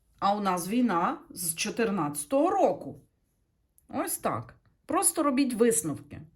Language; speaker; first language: Ukrainian; non-native, local second language; Russian